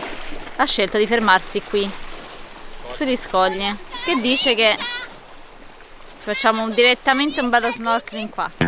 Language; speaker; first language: Italian; native; Italian